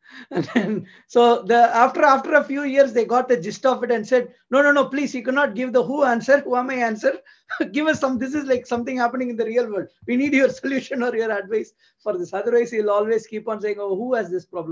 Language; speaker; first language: English; non-native, local second language; Tamil